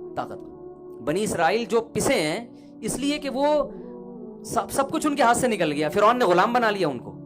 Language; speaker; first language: Urdu; native; Urdu